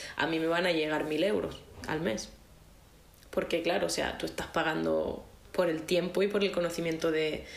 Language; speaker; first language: Spanish; native; Spanish